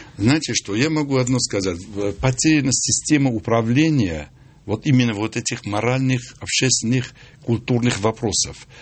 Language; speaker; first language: Russian; non-native, local second language; Armenian